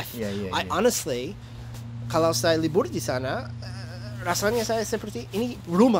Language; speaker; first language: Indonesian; non-native, fluent; English